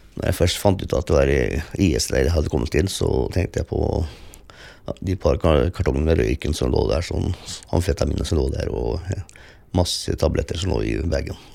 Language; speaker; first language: Norwegian; early bilingual, other home language; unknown